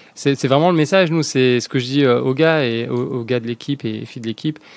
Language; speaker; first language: French; native; French